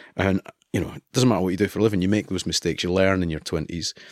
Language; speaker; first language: English; native; English